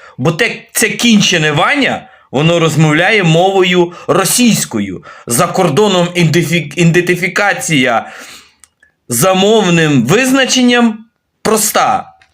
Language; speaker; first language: Ukrainian; native; Ukrainian